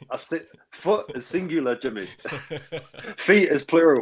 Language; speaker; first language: English; native; English